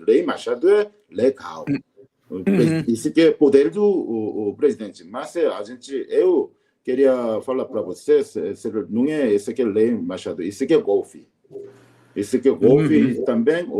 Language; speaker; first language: Portuguese; non-native, learner; Korean